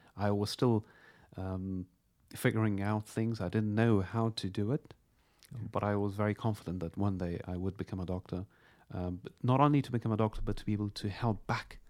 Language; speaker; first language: English; non-native, fluent; Persian